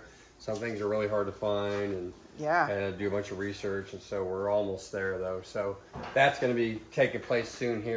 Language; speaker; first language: English; native; English